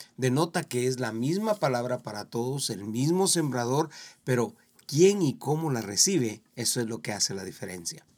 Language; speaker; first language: Spanish; native; Spanish